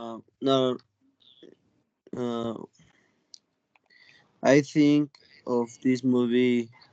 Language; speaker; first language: English; non-native, learner; Spanish